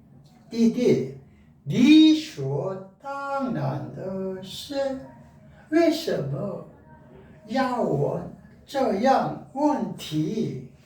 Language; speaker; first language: Chinese; non-native, learner; Korean